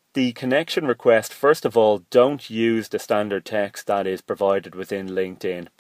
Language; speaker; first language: English; native; English